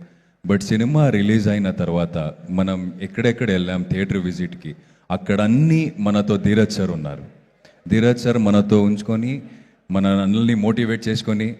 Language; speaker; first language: Telugu; non-native, fluent; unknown